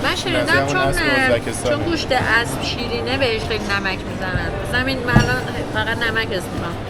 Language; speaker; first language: Persian; native; Persian